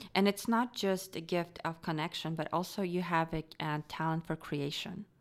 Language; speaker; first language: English; non-native, fluent; Polish